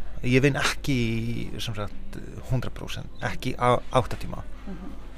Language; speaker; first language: Icelandic; non-native, fluent; Polish